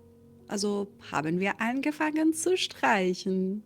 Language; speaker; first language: German; non-native, fluent; Persian